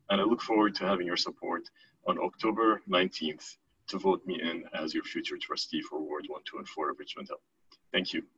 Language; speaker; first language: English; non-native, fluent; Arabic